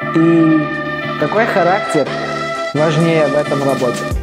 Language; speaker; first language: Russian; non-native, learner; Armenian